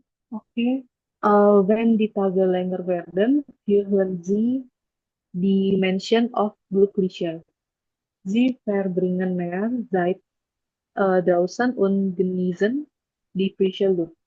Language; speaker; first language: German; non-native, learner; Indonesian